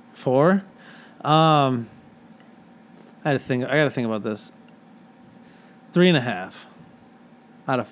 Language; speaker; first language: English; native; English